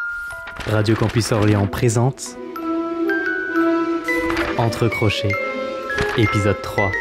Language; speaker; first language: French; native; French